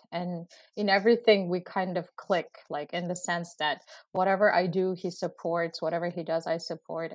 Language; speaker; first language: English; non-native, fluent; Uzbek